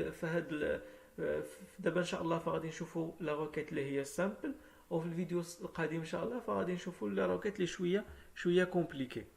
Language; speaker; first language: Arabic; native; Arabic